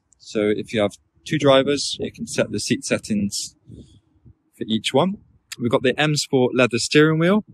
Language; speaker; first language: English; native; English